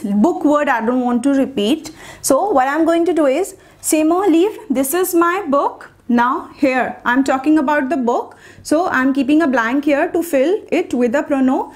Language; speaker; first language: English; non-native, local second language; Hindi